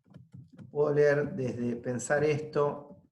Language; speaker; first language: Spanish; native; Spanish